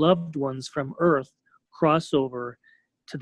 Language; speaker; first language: English; native; English